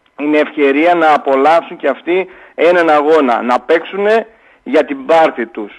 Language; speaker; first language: Greek; native; Greek